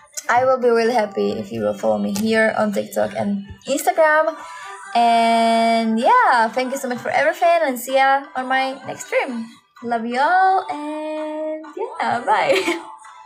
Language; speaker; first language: English; non-native, fluent; Czech